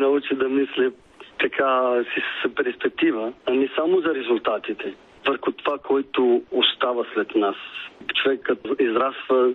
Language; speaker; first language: Bulgarian; non-native, fluent; Italian